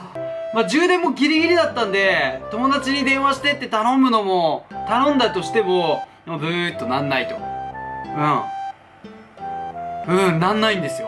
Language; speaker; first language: Japanese; native; Japanese